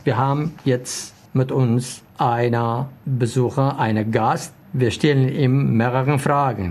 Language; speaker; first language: German; non-native, learner; Arabic